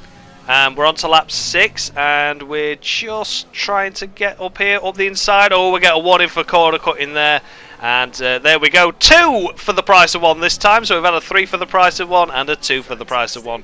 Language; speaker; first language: English; native; English